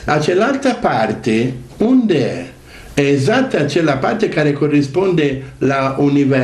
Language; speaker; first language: Romanian; non-native, learner; Italian